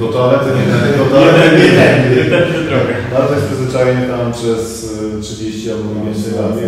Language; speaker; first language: Polish; native; Polish